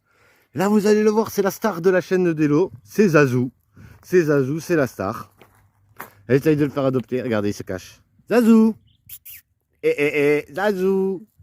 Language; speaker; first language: French; native; French